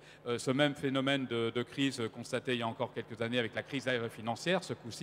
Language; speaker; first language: French; native; French